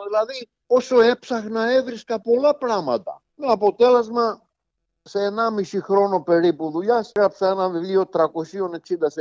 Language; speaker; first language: Greek; native; Greek